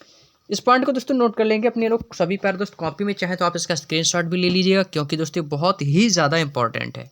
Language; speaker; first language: Hindi; native; Hindi